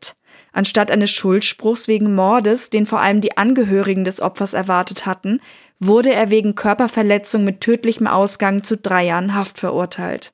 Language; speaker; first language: German; native; German